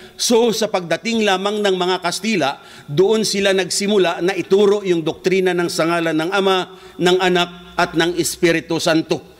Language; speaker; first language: Filipino; non-native, local second language; Hiligaynon